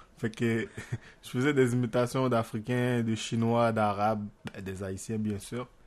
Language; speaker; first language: French; non-native, local second language; Haitian Creole